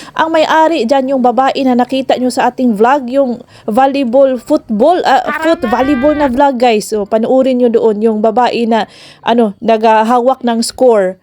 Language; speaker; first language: Filipino; non-native, local second language; Cebuano